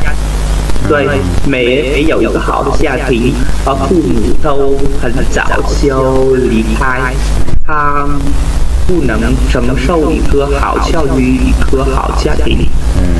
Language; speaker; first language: Chinese; non-native, learner; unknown